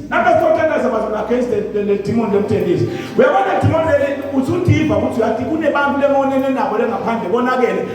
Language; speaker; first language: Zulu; non-native, local second language; Swati